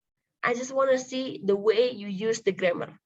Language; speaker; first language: English; non-native, local second language; Indonesian